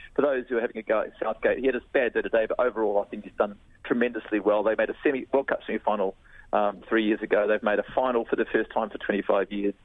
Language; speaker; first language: English; native; English